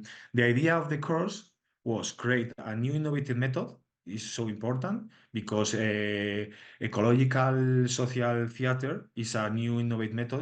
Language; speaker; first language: English; non-native, learner; Spanish